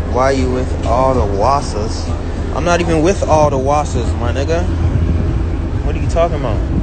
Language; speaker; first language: English; native; English